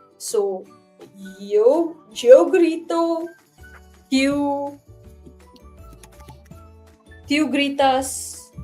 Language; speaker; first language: Spanish; non-native, learner; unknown